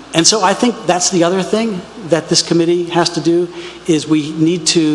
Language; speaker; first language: English; native; English